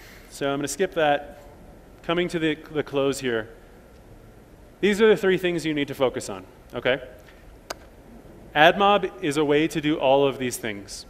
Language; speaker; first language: English; native; English